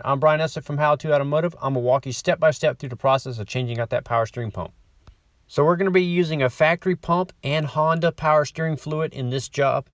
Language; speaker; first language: English; native; English